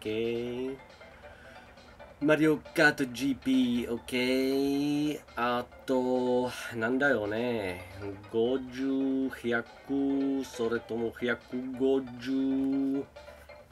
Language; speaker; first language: Japanese; non-native, learner; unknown